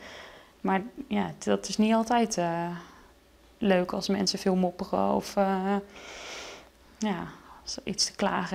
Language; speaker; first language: Dutch; native; Dutch